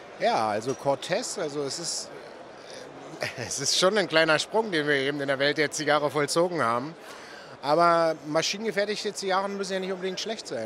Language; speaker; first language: German; native; German